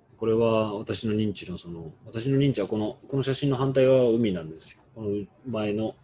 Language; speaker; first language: Japanese; native; Japanese